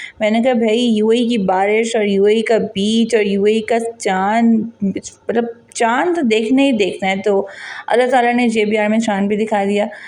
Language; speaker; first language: Urdu; native; Urdu